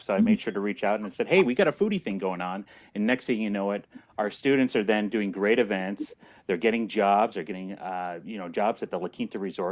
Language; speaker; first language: English; native; English